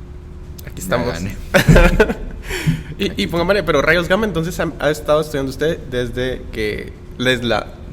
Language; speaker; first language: Spanish; native; Spanish